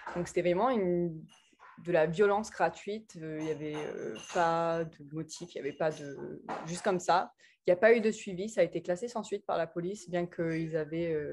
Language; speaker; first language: French; early bilingual, other home language; English